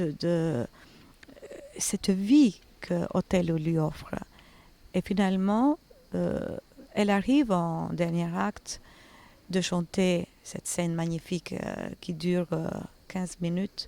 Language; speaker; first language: French; non-native, fluent; Albanian